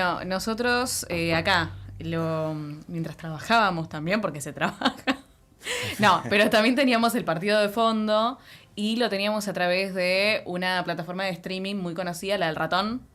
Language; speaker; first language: Spanish; native; Spanish